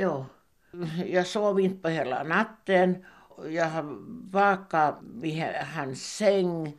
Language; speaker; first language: Finnish; non-native, local second language; Swedish